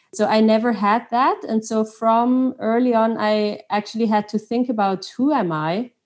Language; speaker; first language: English; non-native, fluent; Swiss German